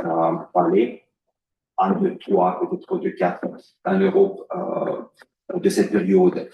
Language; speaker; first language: French; non-native, fluent; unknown